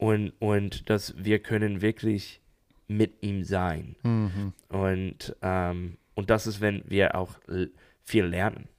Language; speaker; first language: German; non-native, fluent; English